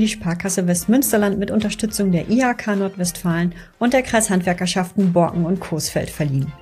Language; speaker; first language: German; native; German